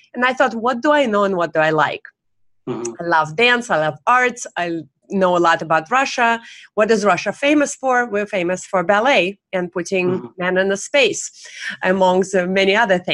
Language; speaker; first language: English; non-native, fluent; Russian